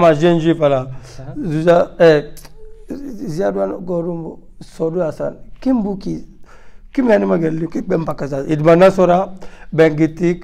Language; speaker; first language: Turkish; non-native, learner; French